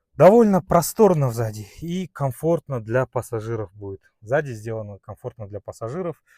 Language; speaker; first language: Russian; non-native, local second language; Kazakh